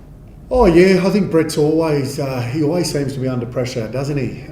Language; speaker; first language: English; native; English